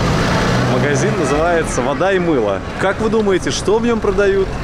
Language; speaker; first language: Russian; native; Russian